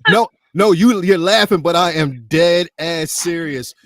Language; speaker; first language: English; native; English